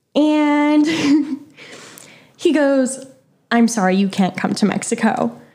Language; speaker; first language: English; native; English